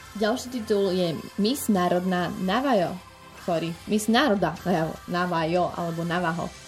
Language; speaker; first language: Slovak; native; Slovak